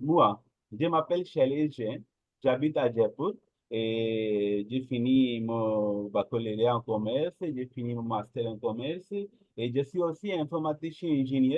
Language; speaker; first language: French; non-native, learner; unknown